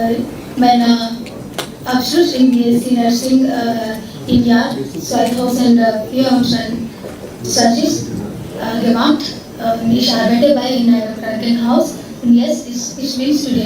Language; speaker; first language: German; non-native, learner; Telugu